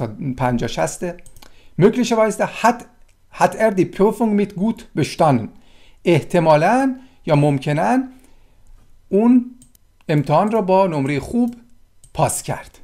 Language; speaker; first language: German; non-native, fluent; Persian